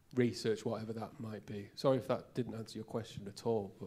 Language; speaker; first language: English; native; English